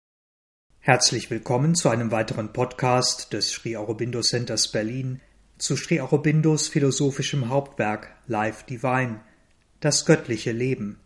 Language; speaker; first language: German; native; German